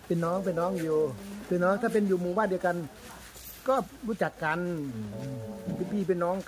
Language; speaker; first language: Thai; native; Thai